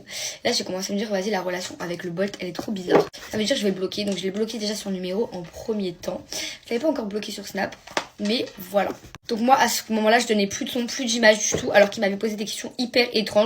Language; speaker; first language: French; native; French